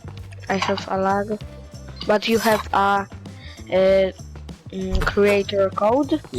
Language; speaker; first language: English; non-native, learner; Polish